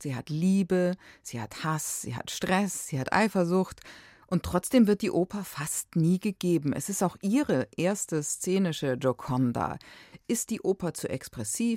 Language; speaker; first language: German; native; German